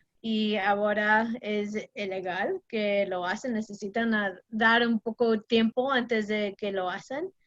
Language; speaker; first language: Spanish; non-native, fluent; English